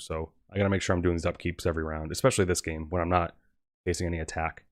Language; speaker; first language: English; native; English